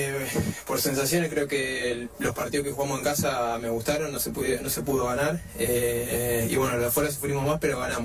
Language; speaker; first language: Spanish; native; Spanish